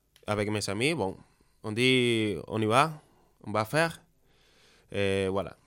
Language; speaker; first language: French; non-native, learner; Spanish